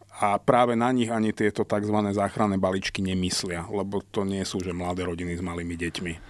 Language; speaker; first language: Slovak; non-native, local second language; Hungarian